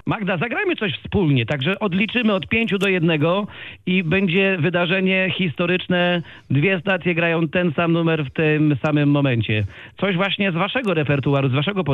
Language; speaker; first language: Polish; native; Polish